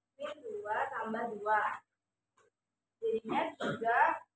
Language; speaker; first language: Indonesian; native; Indonesian